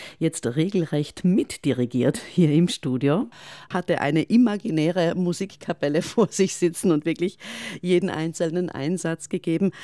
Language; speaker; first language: German; native; German